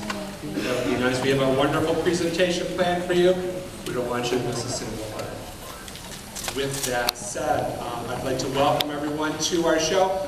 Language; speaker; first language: English; native; English